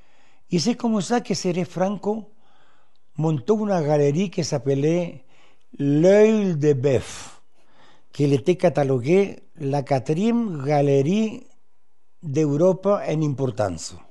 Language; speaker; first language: French; non-native, fluent; Spanish